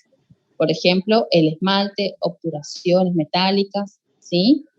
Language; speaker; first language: Spanish; native; Spanish